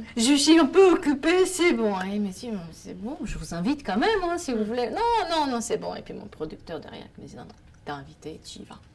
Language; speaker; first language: French; non-native, fluent; Romanian